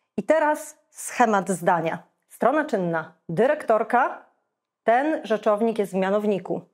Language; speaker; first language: Polish; native; Polish